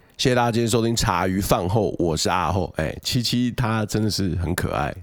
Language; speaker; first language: Chinese; native; Chinese